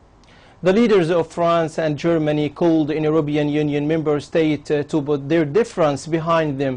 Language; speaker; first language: English; non-native, local second language; Arabic